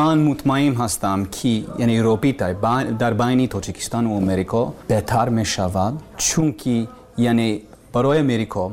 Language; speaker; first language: Persian; non-native, learner; English